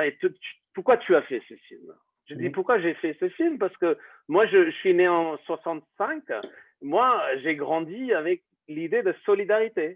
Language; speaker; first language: French; non-native, fluent; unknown